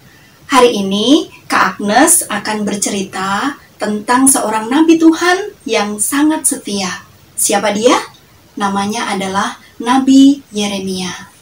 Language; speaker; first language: Indonesian; native; Indonesian